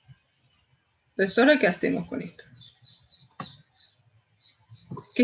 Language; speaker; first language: Spanish; native; Spanish